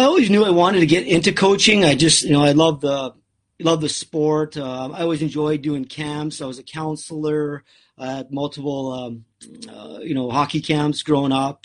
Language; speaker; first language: English; native; English